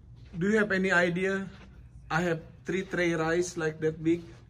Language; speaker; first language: English; non-native, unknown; Indonesian